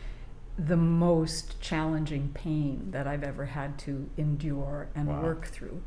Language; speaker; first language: English; native; English